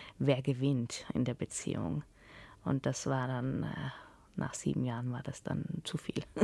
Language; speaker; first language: German; early bilingual, heritage; German